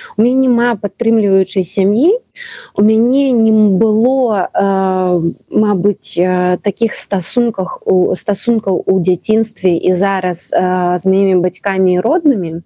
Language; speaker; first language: Belarusian; non-native, local second language; Russian